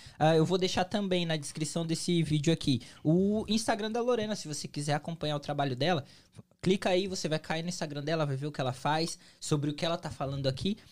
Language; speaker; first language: Portuguese; native; Portuguese